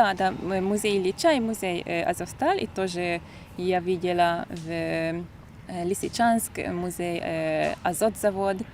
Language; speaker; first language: Russian; non-native, learner; Hungarian